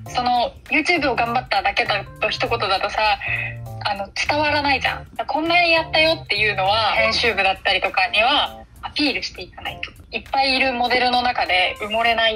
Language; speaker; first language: Japanese; native; Japanese